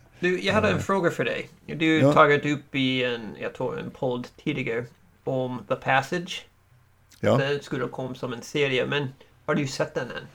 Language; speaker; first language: Swedish; non-native, learner; English